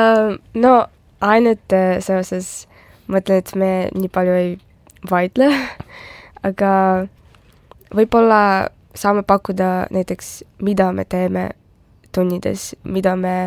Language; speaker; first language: Estonian; non-native, local second language; Russian